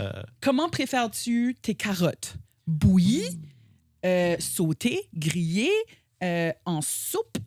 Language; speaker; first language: French; native; French